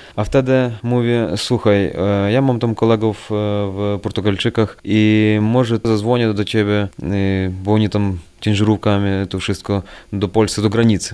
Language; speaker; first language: Polish; non-native, learner; Ukrainian